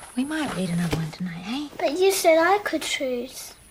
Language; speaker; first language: English; non-native, fluent; Danish